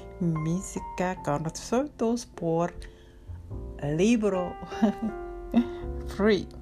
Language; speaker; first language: Spanish; non-native, learner; English